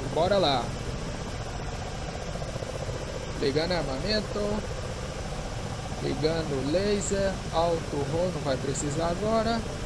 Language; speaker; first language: Portuguese; native; Portuguese